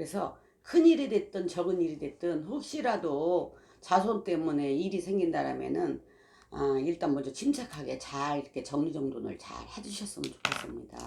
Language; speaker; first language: Korean; native; Korean